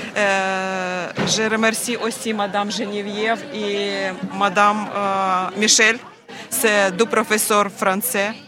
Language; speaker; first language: French; non-native, learner; Ukrainian